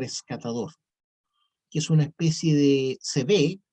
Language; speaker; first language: Spanish; native; Spanish